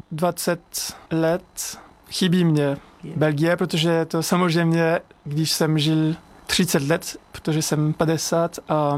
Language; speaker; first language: Czech; non-native, fluent; French